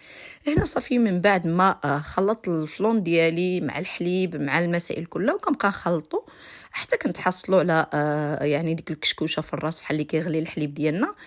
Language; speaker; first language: Arabic; native; Arabic